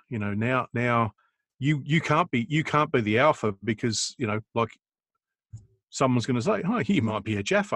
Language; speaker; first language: English; native; English